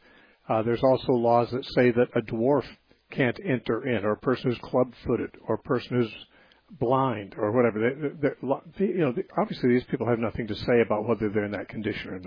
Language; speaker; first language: English; native; English